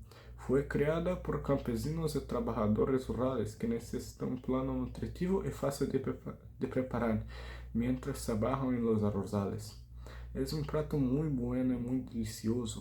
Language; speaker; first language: Spanish; non-native, learner; Portuguese